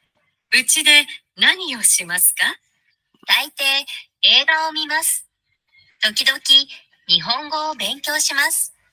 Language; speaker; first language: Japanese; non-native, learner; Bangla